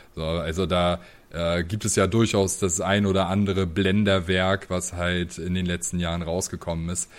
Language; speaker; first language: German; native; German